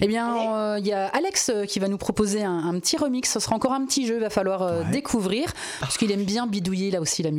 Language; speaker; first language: French; native; French